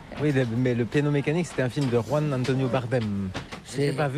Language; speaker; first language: French; native; French